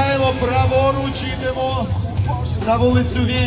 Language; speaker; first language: Ukrainian; native; Ukrainian